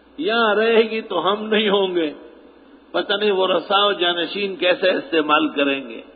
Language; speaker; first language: Urdu; non-native, local second language; Pashto